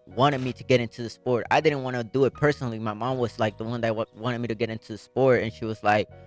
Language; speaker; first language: English; early bilingual, other home language; Spanish